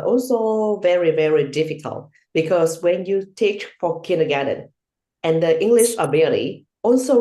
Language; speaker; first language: English; non-native, learner; Vietnamese